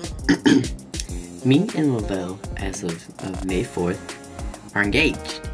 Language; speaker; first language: English; native; English